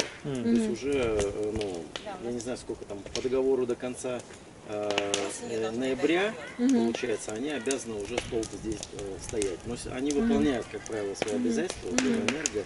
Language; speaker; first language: Russian; native; Russian